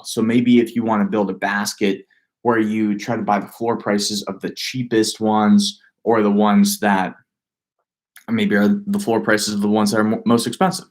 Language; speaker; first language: English; native; English